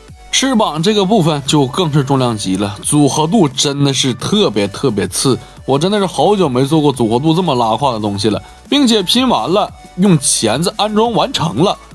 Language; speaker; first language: Chinese; native; Chinese